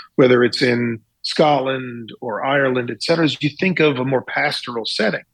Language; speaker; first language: English; native; English